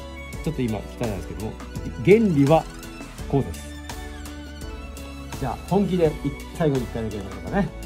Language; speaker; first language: Japanese; native; Japanese